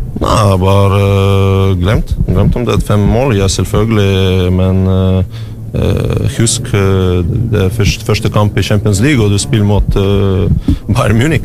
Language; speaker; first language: Norwegian; non-native, learner; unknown